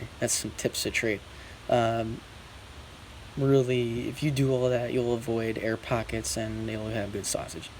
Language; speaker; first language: English; native; English